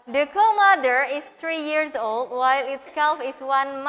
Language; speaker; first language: English; non-native, fluent; Indonesian